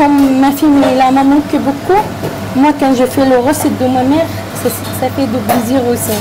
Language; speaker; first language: French; non-native, learner; Arabic